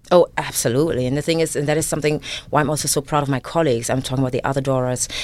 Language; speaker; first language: English; non-native, fluent; German